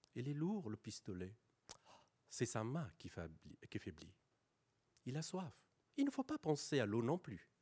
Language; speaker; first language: French; non-native, fluent; Persian